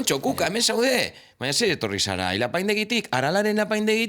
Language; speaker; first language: Basque; native; Basque